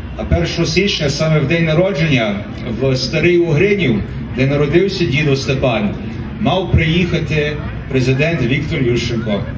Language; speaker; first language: Ukrainian; early bilingual, heritage; Ukrainian